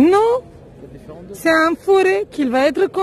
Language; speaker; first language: French; non-native, learner; Romanian